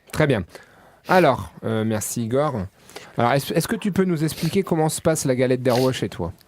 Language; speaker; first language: French; native; French